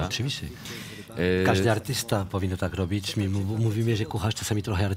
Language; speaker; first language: Polish; non-native, fluent; French